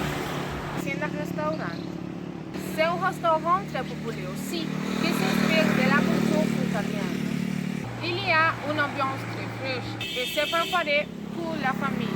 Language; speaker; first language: French; non-native, learner; Spanish